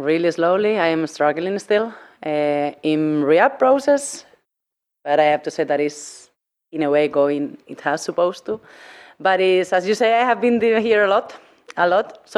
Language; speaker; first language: English; non-native, fluent; Spanish